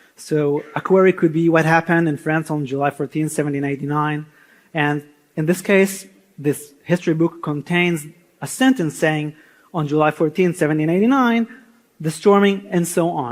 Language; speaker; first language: English; non-native, fluent; Hebrew